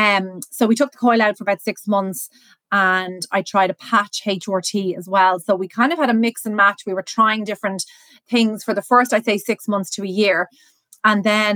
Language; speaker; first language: English; native; English